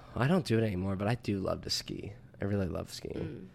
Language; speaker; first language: English; native; English